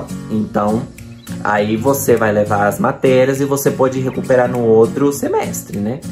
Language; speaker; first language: Portuguese; non-native, fluent; Spanish